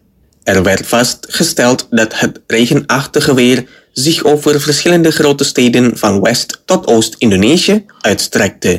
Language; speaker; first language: Dutch; non-native, fluent; Indonesian